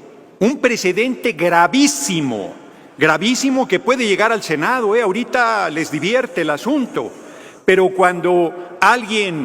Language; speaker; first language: Spanish; native; Spanish